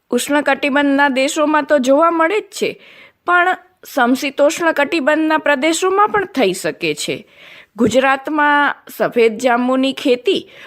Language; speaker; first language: Gujarati; non-native, local second language; Kachhi